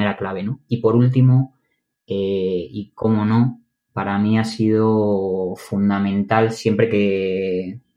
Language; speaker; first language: Spanish; native; Spanish